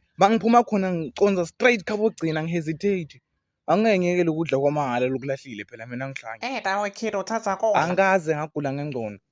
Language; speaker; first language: Zulu; non-native, local second language; Swati